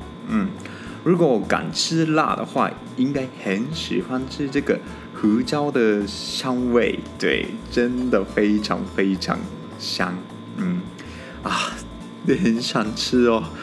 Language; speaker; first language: Chinese; non-native, fluent; Japanese